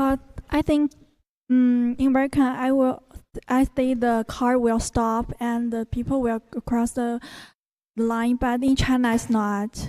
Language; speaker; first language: English; non-native, learner; Chinese